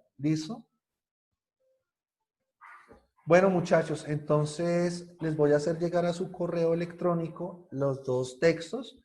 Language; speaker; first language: Spanish; native; Spanish